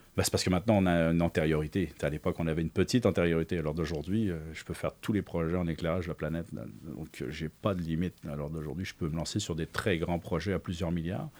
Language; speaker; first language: French; native; French